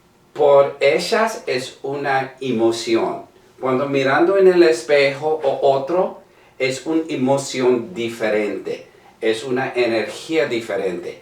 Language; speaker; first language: Spanish; non-native, learner; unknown